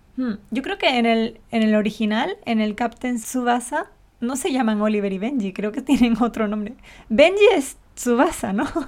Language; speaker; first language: Spanish; native; Spanish